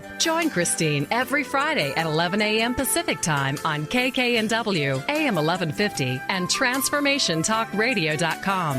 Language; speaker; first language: English; native; English